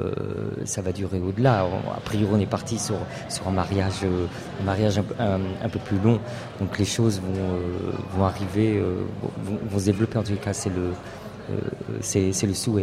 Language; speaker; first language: French; native; French